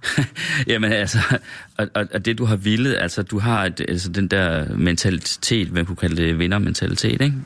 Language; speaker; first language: Danish; native; Danish